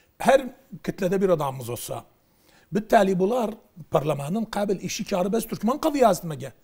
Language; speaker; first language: Turkish; native; Turkish